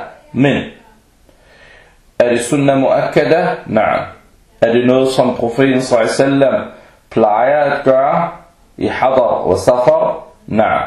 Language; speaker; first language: Danish; early bilingual, other home language; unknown